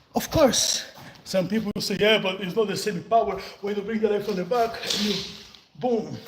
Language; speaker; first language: English; non-native, fluent; Portuguese